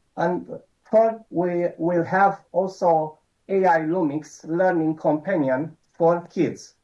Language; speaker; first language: English; non-native, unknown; Romanian